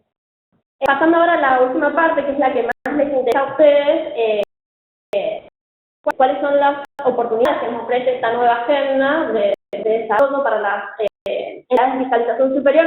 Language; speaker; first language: Spanish; native; Spanish